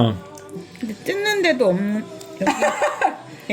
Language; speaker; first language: Korean; native; Korean